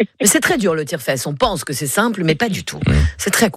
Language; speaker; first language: French; native; French